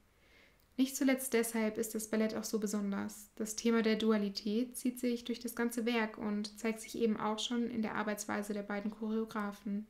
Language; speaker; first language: German; native; German